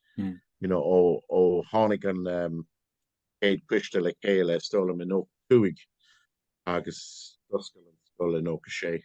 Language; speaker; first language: Irish; non-native, local second language; English